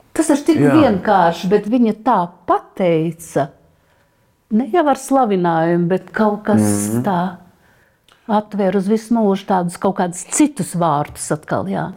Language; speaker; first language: Latvian; native; Latvian